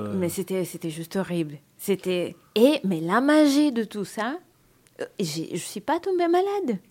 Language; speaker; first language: French; non-native, learner; Russian